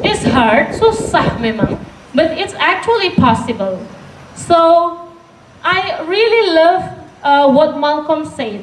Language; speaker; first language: English; non-native, fluent; Indonesian